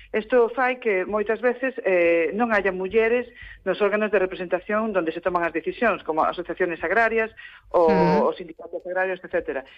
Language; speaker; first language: Galician; non-native, local second language; Spanish